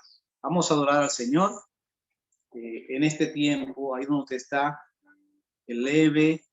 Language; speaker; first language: Spanish; native; Spanish